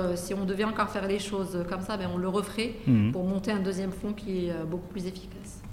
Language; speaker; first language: French; non-native, local second language; Arabic